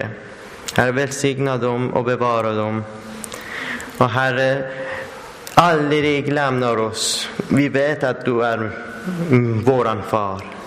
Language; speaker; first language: Swedish; non-native, learner; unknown